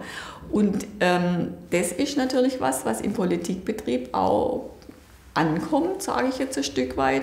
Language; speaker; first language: German; native; German